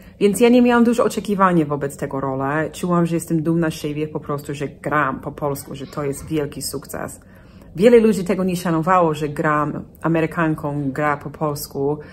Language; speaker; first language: Polish; non-native, fluent; English